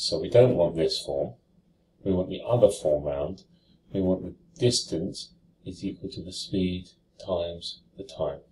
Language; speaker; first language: English; native; English